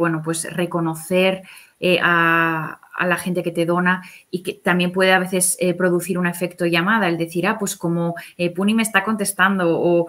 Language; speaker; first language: Spanish; native; Spanish